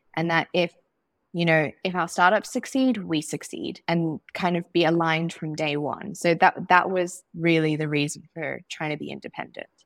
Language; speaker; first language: English; native; English